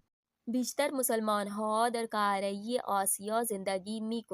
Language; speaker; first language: Persian; non-native, fluent; Urdu